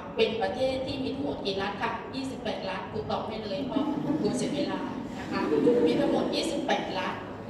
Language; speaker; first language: Thai; non-native, local second language; Northeastern Thai